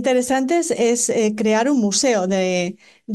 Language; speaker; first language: Spanish; native; Spanish